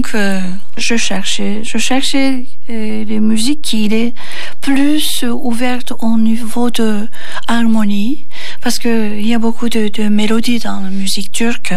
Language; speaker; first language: French; non-native, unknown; Turkish